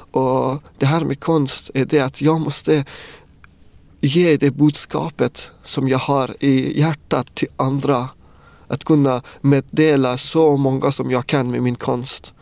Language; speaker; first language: Swedish; non-native, fluent; Persian